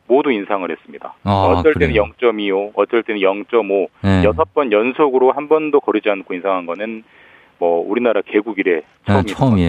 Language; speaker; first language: Korean; native; Korean